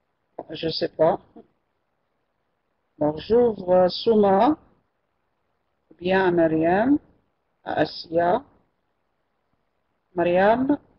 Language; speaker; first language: French; non-native, fluent; Arabic